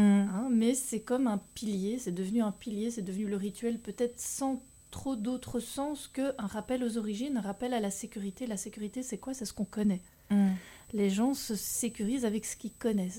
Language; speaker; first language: French; native; French